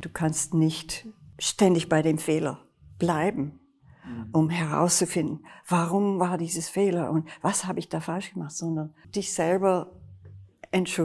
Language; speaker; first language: German; non-native, fluent; English